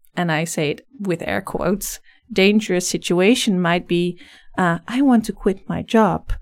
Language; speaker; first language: English; non-native, fluent; Dutch